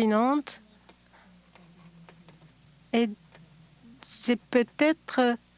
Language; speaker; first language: French; non-native, fluent; Japanese